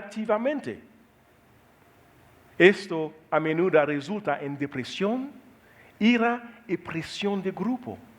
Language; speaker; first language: Spanish; non-native, learner; Haitian Creole